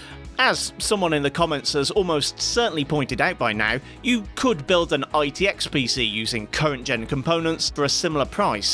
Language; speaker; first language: English; native; English